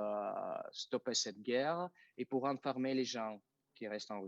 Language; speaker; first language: French; non-native, fluent; Russian